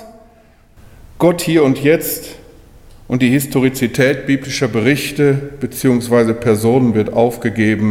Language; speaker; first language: German; native; German